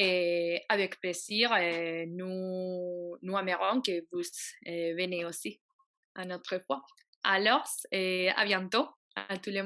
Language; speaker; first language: French; non-native, fluent; Catalan